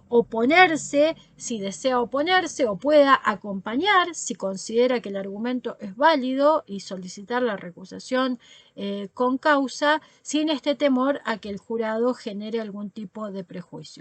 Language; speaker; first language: Spanish; native; Spanish